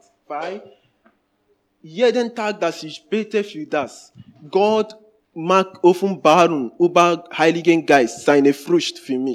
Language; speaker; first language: German; non-native, learner; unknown